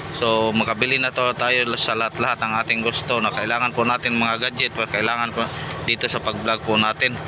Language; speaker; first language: Filipino; non-native, local second language; Cebuano